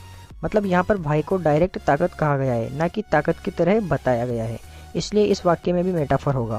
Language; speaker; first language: Hindi; native; Hindi